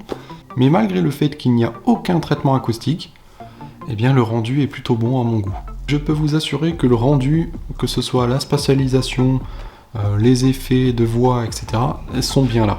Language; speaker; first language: French; native; French